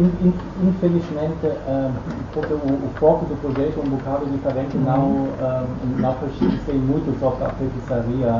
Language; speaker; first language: Portuguese; non-native, fluent; Dutch